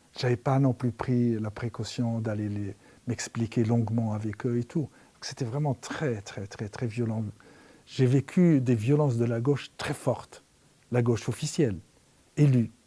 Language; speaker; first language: French; non-native, local second language; Arabic